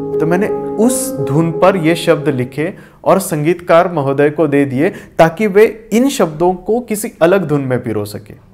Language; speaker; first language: Hindi; non-native, local second language; Marathi